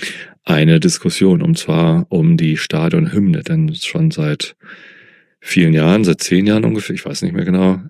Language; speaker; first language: German; native; German